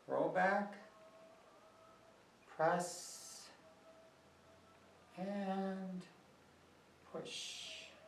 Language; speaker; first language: English; native; English